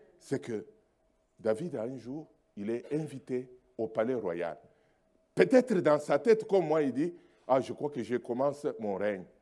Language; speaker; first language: French; non-native, local second language; Luba-Lulua